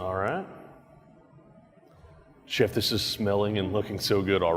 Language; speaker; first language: English; native; English